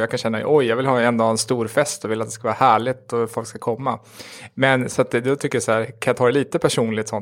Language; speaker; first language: Swedish; native; Swedish